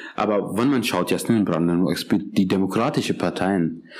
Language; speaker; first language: German; non-native, fluent; Urdu